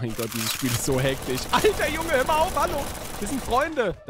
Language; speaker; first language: German; native; German